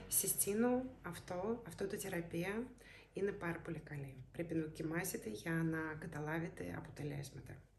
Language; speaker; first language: Greek; non-native, learner; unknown